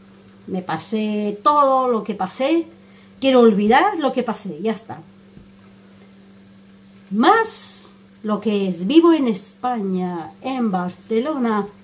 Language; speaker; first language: Spanish; non-native, fluent; Armenian